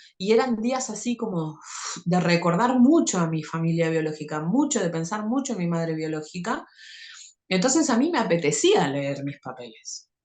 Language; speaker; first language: Spanish; native; Spanish